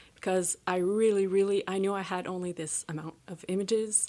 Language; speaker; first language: English; native; English